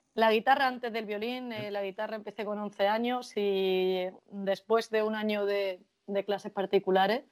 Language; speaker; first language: Spanish; native; Spanish